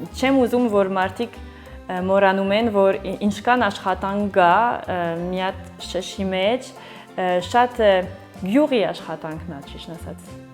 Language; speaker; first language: Armenian; early bilingual, heritage; Armenian